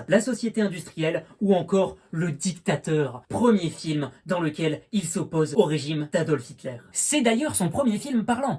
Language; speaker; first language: French; native; French